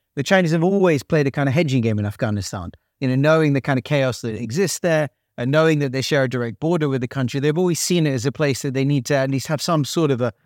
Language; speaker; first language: English; native; English